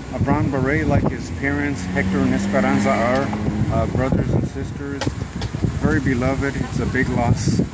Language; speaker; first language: English; native; English